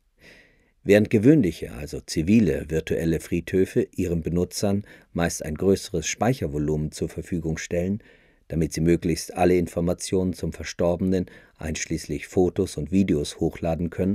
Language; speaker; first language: German; native; German